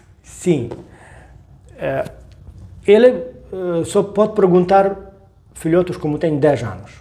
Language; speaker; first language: Portuguese; non-native, learner; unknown